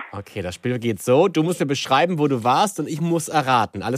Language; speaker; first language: German; native; German